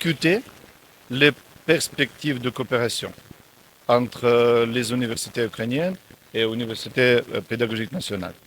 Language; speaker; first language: French; non-native, fluent; Ukrainian